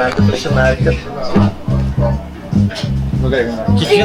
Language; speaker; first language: Lithuanian; native; Lithuanian